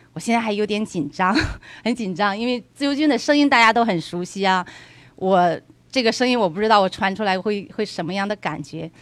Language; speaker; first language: Chinese; native; Chinese